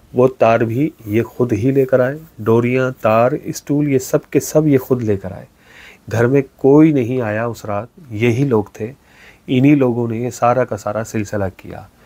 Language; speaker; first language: Urdu; native; Urdu